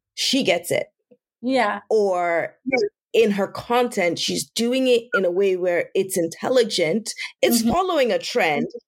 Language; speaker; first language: English; non-native, local second language; Yoruba